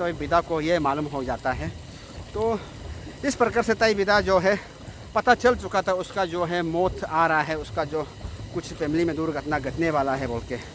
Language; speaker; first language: Hindi; non-native, local second language; Nyishi